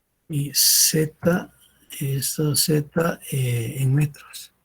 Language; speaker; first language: Spanish; native; Spanish